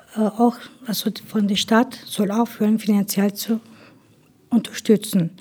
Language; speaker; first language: German; non-native, learner; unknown